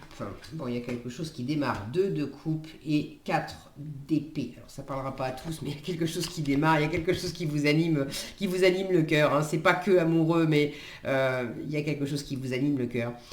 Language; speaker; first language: French; native; French